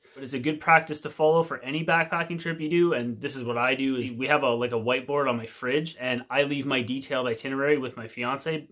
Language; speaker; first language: English; native; English